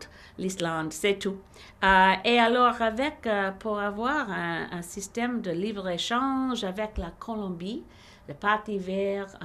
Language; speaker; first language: French; non-native, learner; English